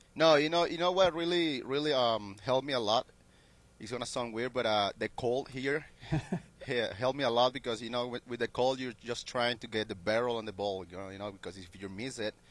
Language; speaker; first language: English; non-native, learner; Spanish